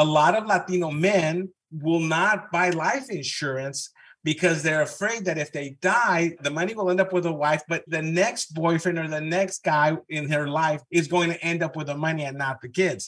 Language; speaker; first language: English; early bilingual, other home language; Spanish